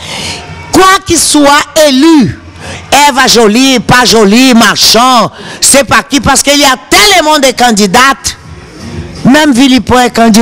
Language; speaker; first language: French; non-native, fluent; Portuguese